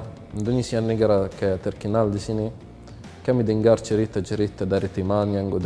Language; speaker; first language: Indonesian; non-native, fluent; Arabic